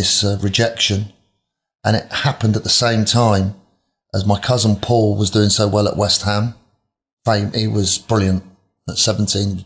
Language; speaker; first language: English; native; English